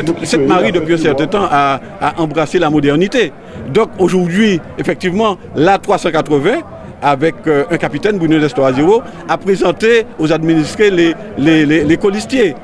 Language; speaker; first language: French; native; French